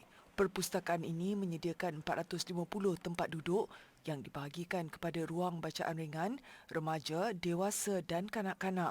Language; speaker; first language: Malay; native; Malay